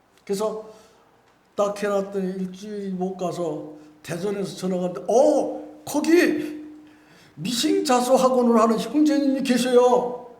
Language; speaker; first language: Korean; native; Korean